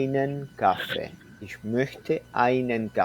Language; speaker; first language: German; non-native, fluent; Spanish